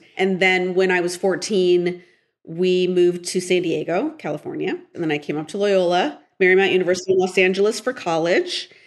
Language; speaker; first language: English; early bilingual, other home language; Spanish